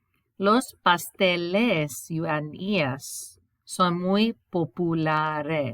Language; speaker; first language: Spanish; non-native, fluent; English